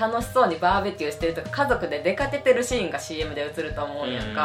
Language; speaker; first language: Japanese; native; Japanese